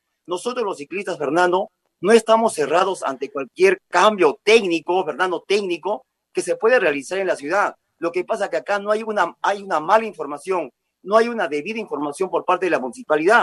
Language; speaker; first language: Spanish; native; Spanish